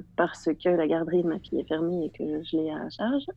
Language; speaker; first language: French; native; French